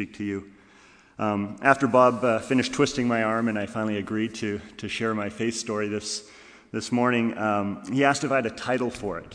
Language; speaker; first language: English; native; English